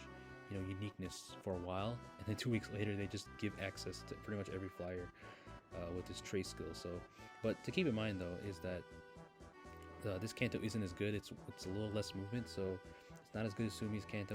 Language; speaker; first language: English; native; English